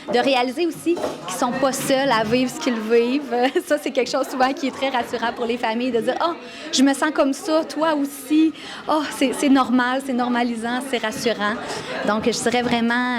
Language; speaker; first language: French; native; French